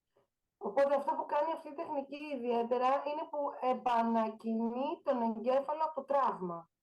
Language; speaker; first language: Greek; native; Greek